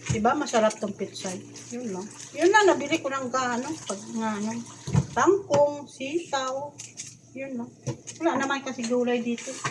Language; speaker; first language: Filipino; non-native, local second language; Cebuano